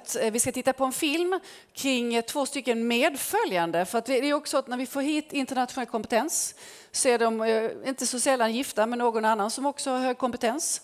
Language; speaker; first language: Swedish; native; Swedish